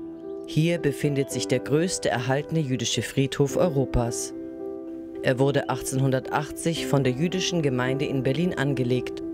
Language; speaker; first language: German; native; German